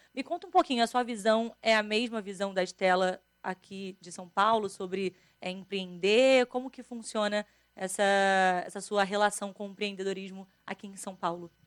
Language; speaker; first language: Portuguese; native; Portuguese